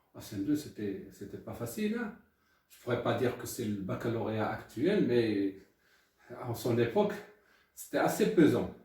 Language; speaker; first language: French; non-native, local second language; Arabic